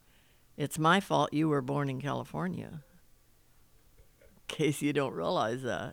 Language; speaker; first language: English; native; English